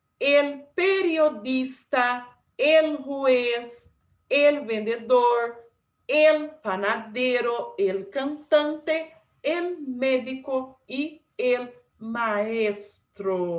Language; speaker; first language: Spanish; non-native, fluent; Portuguese